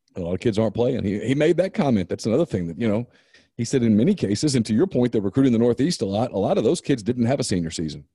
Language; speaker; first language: English; native; English